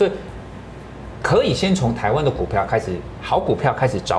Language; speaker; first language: Chinese; native; Chinese